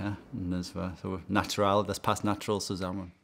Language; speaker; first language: German; non-native, fluent; English